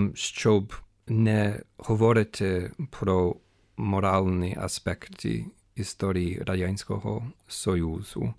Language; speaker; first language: Ukrainian; non-native, fluent; English